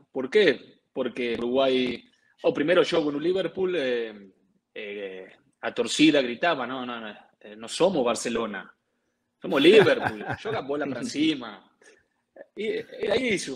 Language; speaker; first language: Portuguese; non-native, learner; Spanish